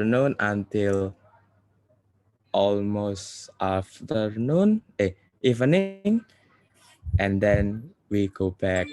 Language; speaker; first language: English; non-native, learner; Indonesian